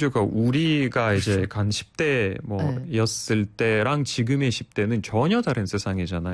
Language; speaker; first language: Korean; non-native, fluent; Russian